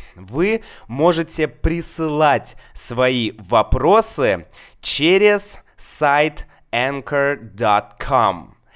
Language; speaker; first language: Russian; native; Russian